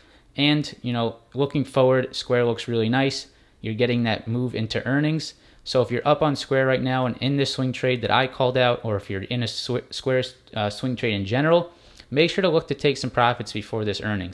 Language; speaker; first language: English; native; English